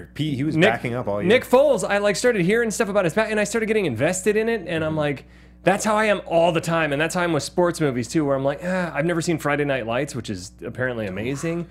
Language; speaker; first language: English; native; English